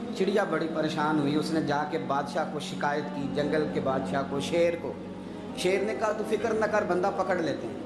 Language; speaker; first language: Urdu; non-native, local second language; Punjabi